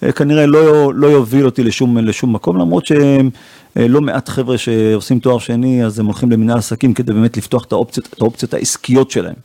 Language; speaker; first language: Hebrew; native; Hebrew